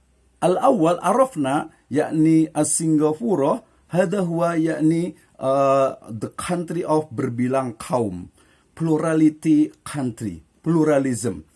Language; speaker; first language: Arabic; non-native, fluent; Indonesian